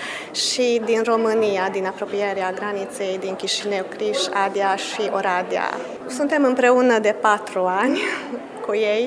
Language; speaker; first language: Romanian; early bilingual, heritage; Romanian